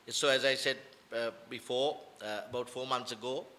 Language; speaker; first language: English; non-native, local second language; Sinhala